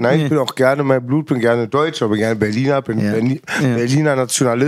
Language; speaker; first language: German; native; German